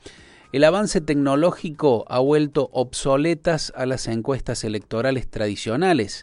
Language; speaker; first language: Spanish; native; Spanish